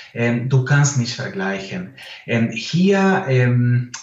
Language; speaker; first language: German; non-native, fluent; Spanish